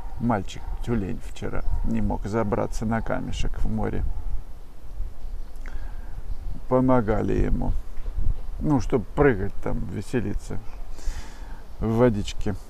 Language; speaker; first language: Russian; native; Russian